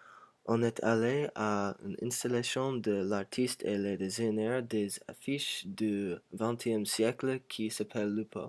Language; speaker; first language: French; non-native, learner; English